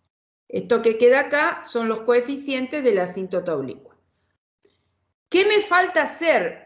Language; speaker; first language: Spanish; native; Spanish